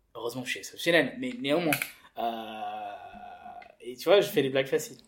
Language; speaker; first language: French; early bilingual, other home language; English